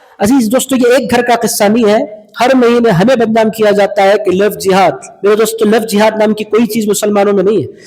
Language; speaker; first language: Urdu; native; Urdu